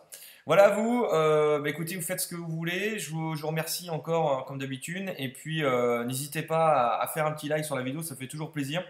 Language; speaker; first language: French; native; French